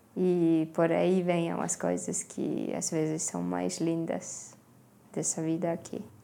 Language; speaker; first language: Portuguese; non-native, fluent; Estonian